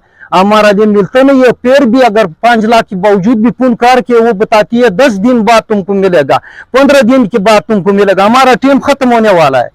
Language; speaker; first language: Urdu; non-native, learner; Pashto